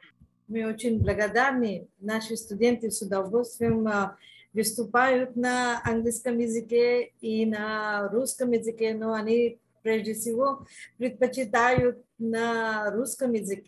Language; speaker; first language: Russian; non-native, fluent; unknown